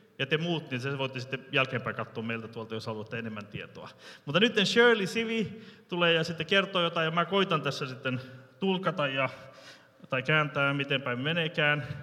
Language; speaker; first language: Finnish; early bilingual, heritage; Finnish